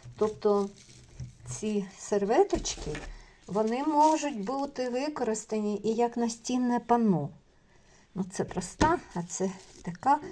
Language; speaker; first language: Ukrainian; non-native, local second language; Russian